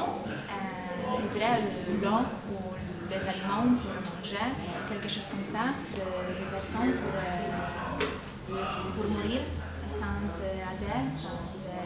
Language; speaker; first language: French; non-native, learner; Polish